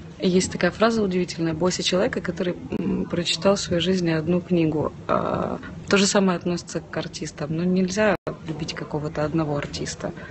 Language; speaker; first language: Russian; non-native, local second language; Ukrainian